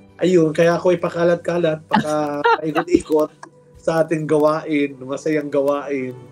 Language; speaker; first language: Filipino; native; Filipino